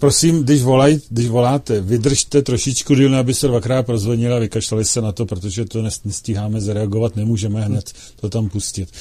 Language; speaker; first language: Czech; native; Czech